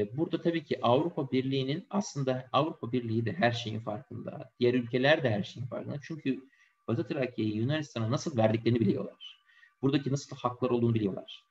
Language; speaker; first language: Turkish; native; Turkish